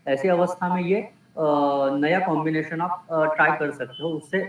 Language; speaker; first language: Hindi; non-native, local second language; Marathi